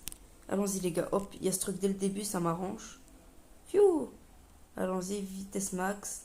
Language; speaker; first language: French; native; French